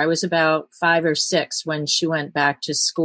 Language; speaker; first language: English; native; English